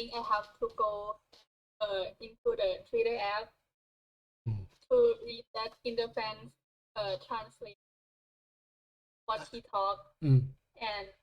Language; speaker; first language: English; non-native, learner; Thai